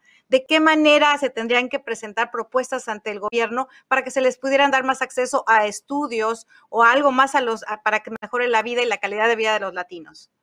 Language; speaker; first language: Spanish; native; Spanish